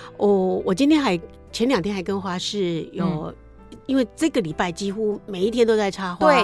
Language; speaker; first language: Chinese; native; Chinese